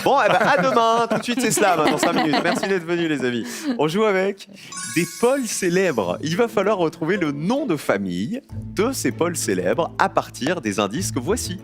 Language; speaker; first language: French; native; French